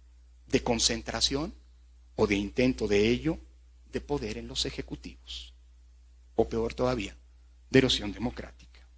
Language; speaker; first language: Spanish; native; Spanish